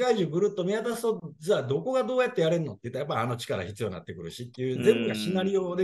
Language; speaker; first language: Japanese; native; Japanese